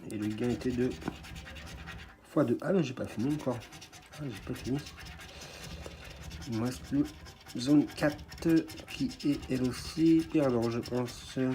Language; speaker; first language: French; native; French